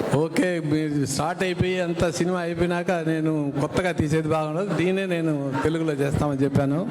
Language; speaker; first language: Telugu; native; Telugu